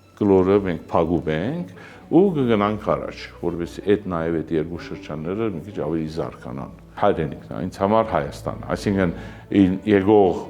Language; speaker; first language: Armenian; early bilingual, heritage; Armenian